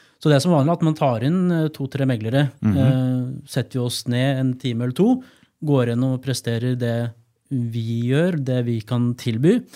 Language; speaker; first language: Norwegian; native; Norwegian